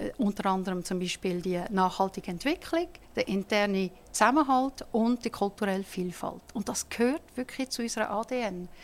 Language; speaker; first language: German; non-native, local second language; French